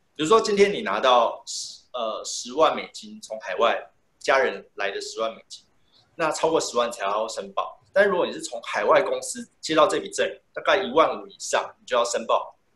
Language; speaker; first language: Chinese; native; Chinese